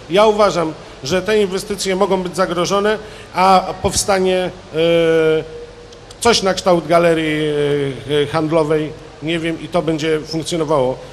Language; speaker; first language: Polish; native; Polish